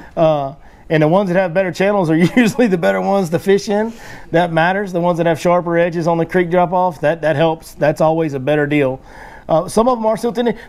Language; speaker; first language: English; native; English